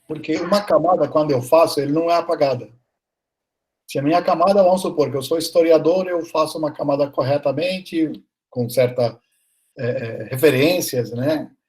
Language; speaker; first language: Portuguese; non-native, fluent; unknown